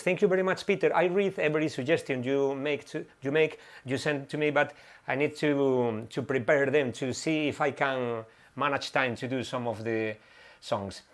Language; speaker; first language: English; non-native, fluent; Spanish